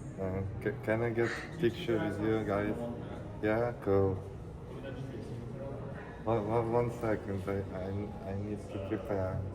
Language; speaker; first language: English; non-native, learner; Ukrainian